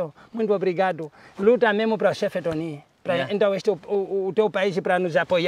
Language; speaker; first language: Portuguese; non-native, local second language; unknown